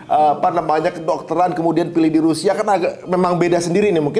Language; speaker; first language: Indonesian; native; Indonesian